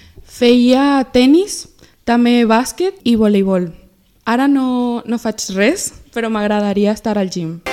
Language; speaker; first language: Catalan; early bilingual, other home language; Spanish